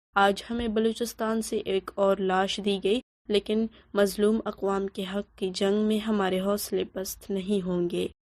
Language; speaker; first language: Urdu; non-native, local second language; Baluchi